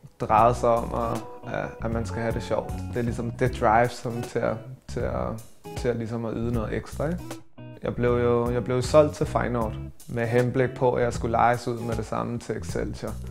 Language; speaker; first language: Danish; native; Danish